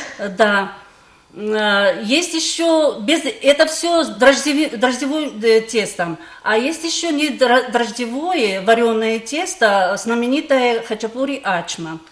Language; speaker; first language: Russian; non-native, local second language; Georgian